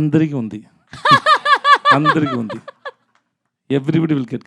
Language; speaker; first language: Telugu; non-native, learner; Tamil